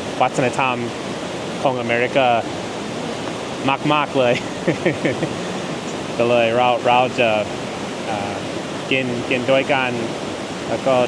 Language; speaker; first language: Thai; non-native, fluent; English